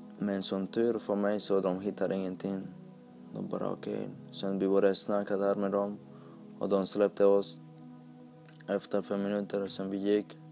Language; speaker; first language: Swedish; early bilingual, other home language; Spanish